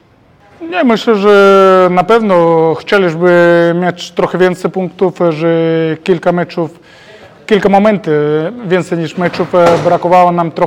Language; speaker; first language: Polish; non-native, fluent; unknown